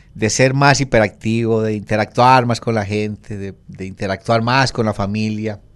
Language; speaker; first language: Spanish; native; Spanish